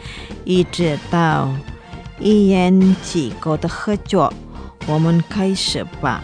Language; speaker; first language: Chinese; non-native, fluent; Indonesian